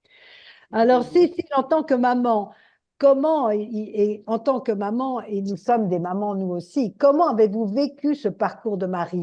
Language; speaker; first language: French; native; French